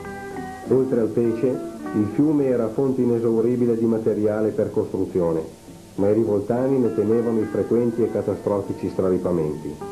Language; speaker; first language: Italian; native; Italian